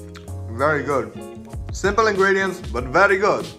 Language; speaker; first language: English; native; English